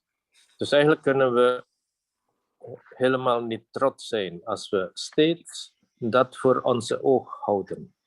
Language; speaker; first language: Dutch; non-native, fluent; Indonesian